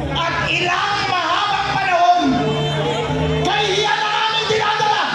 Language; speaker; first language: Filipino; non-native, local second language; Iloko